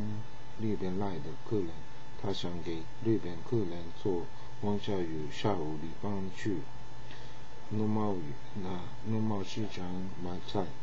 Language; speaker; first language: Chinese; non-native, learner; Japanese